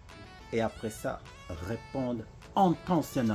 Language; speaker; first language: French; non-native, learner; English